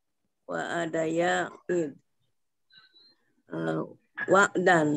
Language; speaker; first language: Arabic; non-native, learner; Indonesian